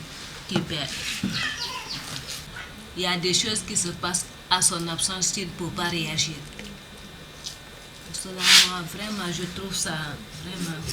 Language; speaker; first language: French; non-native, learner; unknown